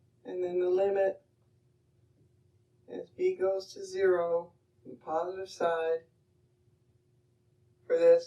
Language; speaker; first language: English; native; English